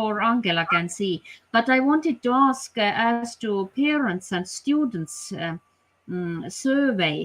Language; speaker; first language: English; non-native, fluent; Italian